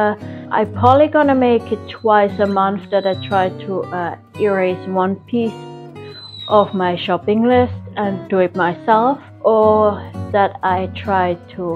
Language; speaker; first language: English; non-native, fluent; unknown